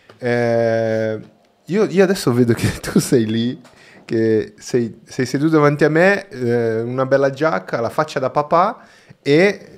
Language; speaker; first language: Italian; non-native, fluent; Spanish